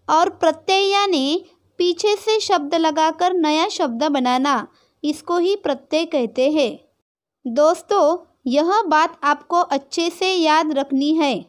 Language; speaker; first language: Hindi; non-native, local second language; Marathi